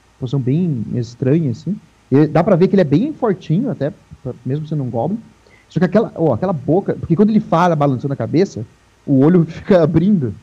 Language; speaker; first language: Portuguese; native; Portuguese